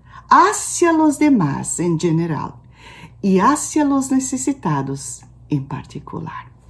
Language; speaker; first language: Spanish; non-native, learner; Portuguese